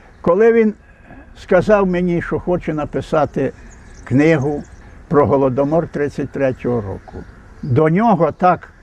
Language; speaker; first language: Ukrainian; native; Ukrainian